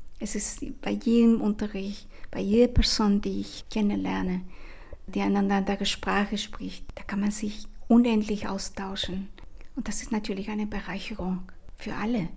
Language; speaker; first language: German; non-native, fluent; Spanish